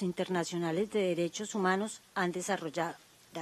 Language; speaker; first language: Spanish; native; Spanish